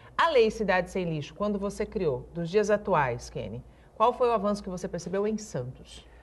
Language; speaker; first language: Portuguese; native; Portuguese